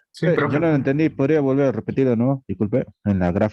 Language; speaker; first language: Spanish; native; Spanish